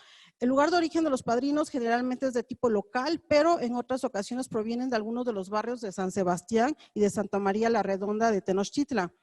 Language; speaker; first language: Spanish; native; Spanish